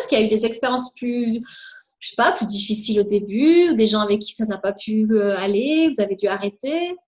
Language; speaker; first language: French; native; French